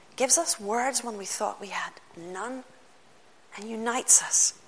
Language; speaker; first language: English; non-native, fluent; Lithuanian